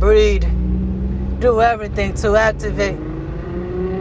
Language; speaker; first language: English; non-native, local second language; Cebuano